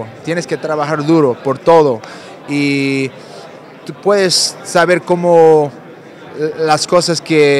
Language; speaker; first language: Spanish; non-native, fluent; English